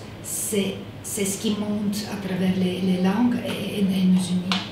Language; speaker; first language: French; non-native, fluent; Bulgarian